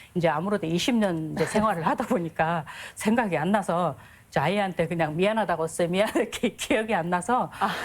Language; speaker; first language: Korean; non-native, fluent; Kyrgyz